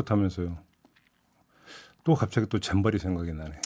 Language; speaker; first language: Korean; native; Korean